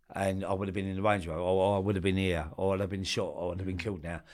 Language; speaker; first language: English; native; English